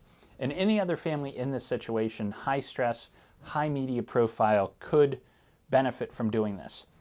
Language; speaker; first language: English; native; English